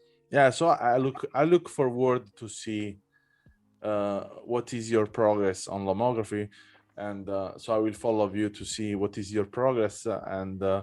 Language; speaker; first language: English; non-native, fluent; Italian